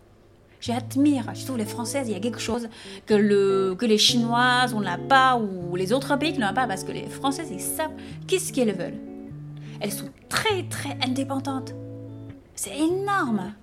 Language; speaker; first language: French; non-native, fluent; Chinese